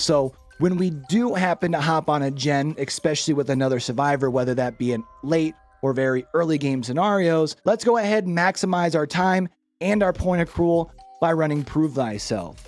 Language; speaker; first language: English; native; English